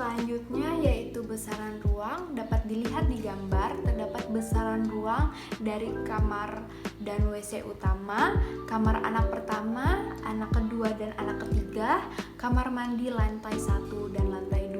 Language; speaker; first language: Indonesian; native; Indonesian